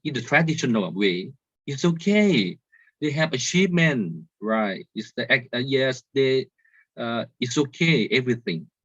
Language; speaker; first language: English; non-native, learner; Thai